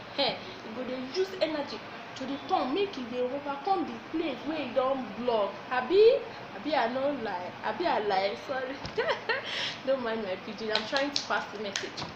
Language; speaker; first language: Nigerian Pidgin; non-native, local second language; Yoruba